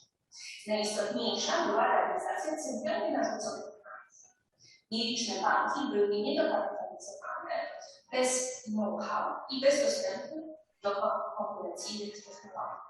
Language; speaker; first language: Polish; native; Polish